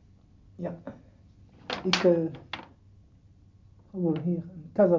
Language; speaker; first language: Dutch; non-native, learner; Arabic